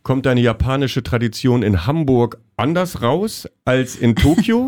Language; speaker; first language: German; native; German